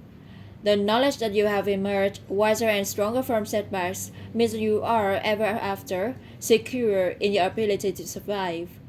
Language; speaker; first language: English; non-native, learner; Vietnamese